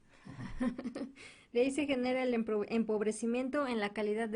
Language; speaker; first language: Spanish; native; Spanish